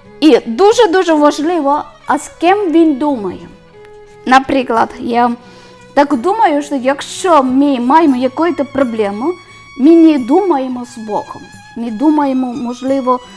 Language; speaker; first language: Ukrainian; non-native, learner; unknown